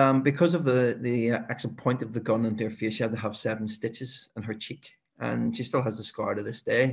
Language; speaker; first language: English; native; English